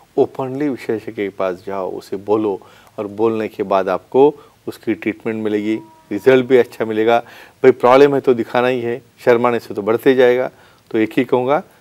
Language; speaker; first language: Hindi; non-native, local second language; Marathi